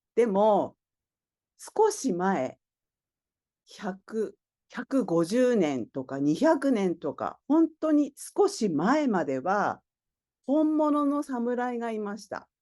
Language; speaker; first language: Japanese; native; Japanese